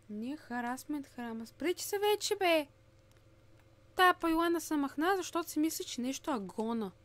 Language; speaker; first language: Bulgarian; native; Bulgarian